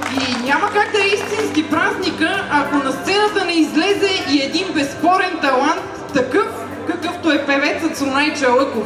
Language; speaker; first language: Bulgarian; native; Bulgarian